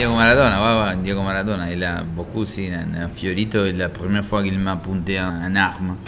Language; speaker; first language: French; non-native, learner; Italian